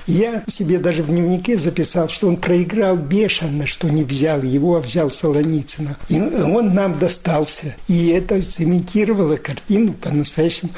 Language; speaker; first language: Russian; native; Russian